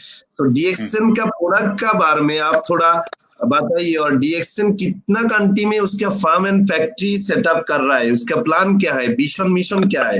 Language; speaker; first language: Hindi; non-native, fluent; Bangla